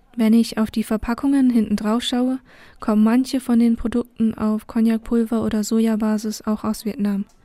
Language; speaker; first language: German; early bilingual, other home language; Vietnamese